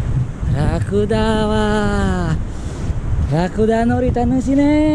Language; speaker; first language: Japanese; non-native, fluent; Indonesian